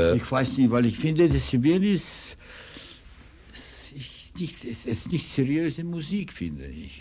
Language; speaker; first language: German; non-native, fluent; Russian